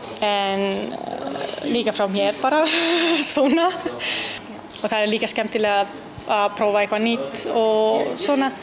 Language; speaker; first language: Icelandic; non-native, learner; Italian